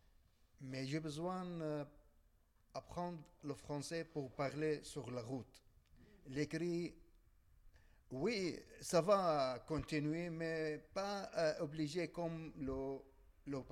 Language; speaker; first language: French; non-native, learner; Bangla